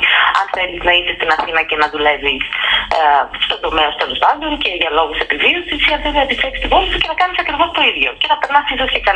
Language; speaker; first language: Greek; native; Greek